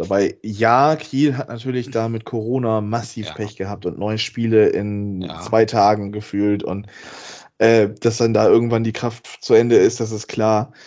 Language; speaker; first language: German; native; German